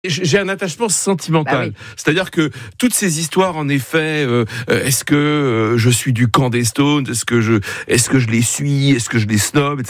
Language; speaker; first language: French; native; French